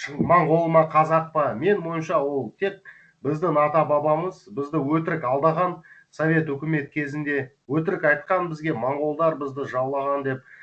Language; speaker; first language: Kazakh; non-native, local second language; Russian